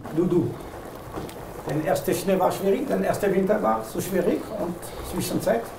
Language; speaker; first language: German; non-native, learner; French